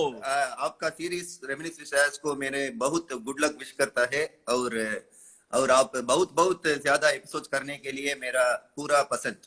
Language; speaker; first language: Hindi; non-native, local second language; Tamil